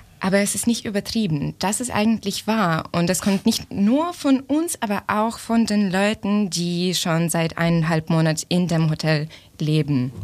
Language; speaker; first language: German; non-native, fluent; Ukrainian